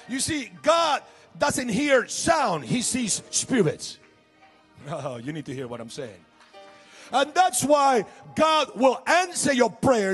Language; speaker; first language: English; early bilingual, other home language; Spanish